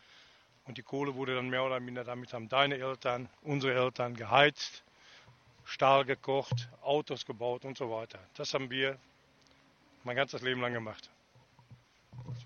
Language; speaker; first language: German; native; German